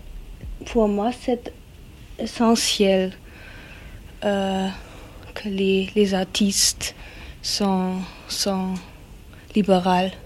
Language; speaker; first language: French; non-native, learner; German